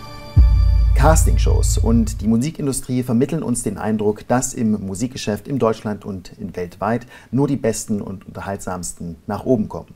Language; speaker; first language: German; native; German